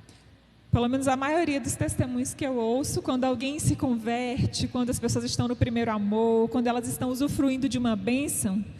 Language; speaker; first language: Portuguese; native; Portuguese